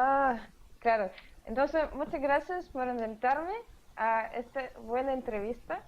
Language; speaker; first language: Spanish; non-native, learner; Russian